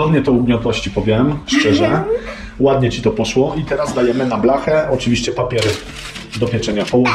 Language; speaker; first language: Polish; native; Polish